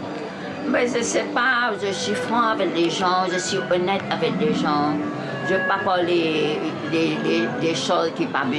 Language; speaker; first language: French; non-native, local second language; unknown